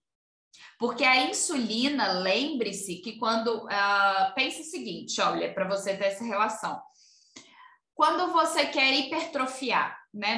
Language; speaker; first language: Portuguese; native; Portuguese